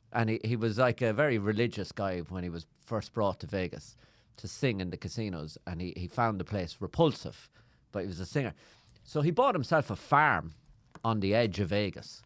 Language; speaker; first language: English; native; English